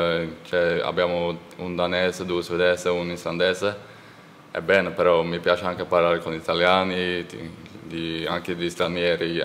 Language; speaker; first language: Italian; non-native, learner; Norwegian